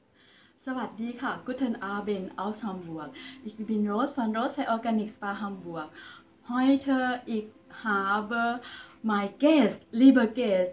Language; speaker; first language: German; non-native, learner; Thai